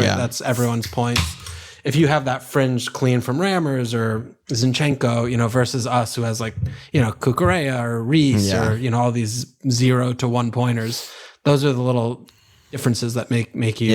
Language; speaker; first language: English; native; English